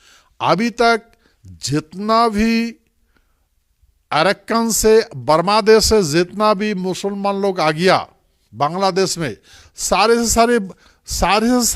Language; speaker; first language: Hindi; non-native, local second language; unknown